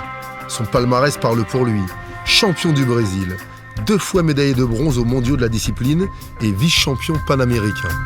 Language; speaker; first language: French; native; French